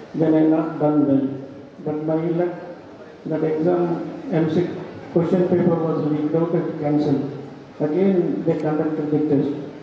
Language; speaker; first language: English; non-native, local second language; Telugu